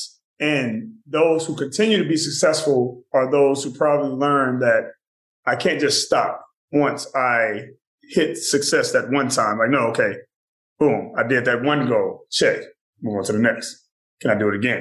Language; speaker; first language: English; native; English